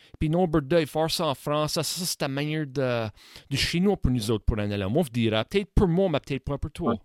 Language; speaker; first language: French; native; French